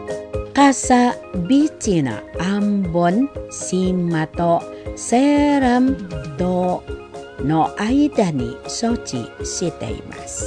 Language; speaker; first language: Japanese; non-native, fluent; Indonesian